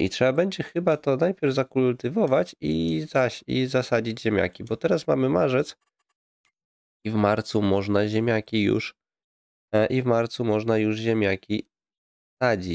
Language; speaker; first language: Polish; native; Polish